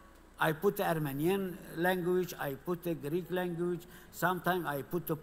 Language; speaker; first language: English; non-native, learner; Kurdish